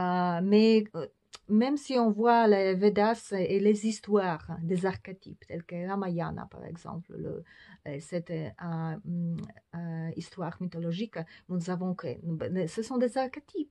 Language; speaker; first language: French; non-native, fluent; Polish